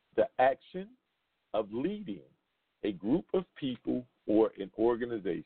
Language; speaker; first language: English; native; English